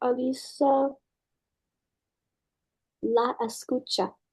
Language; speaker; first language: Spanish; non-native, learner; English